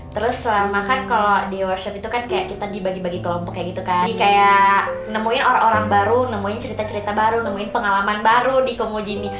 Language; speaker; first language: Indonesian; native; Indonesian